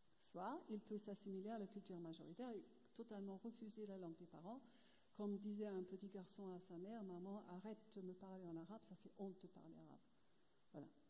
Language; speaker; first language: French; non-native, fluent; German